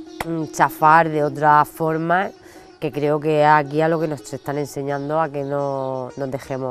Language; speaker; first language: Spanish; native; Spanish